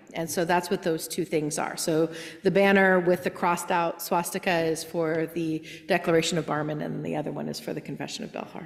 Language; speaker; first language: English; native; English